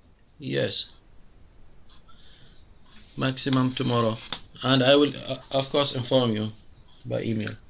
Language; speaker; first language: English; non-native, fluent; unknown